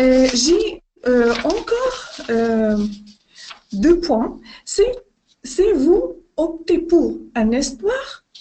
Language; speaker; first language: French; non-native, learner; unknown